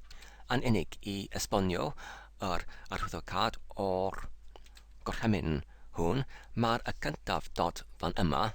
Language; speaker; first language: Welsh; non-native, learner; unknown